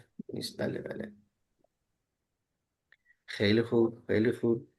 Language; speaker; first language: Persian; non-native, fluent; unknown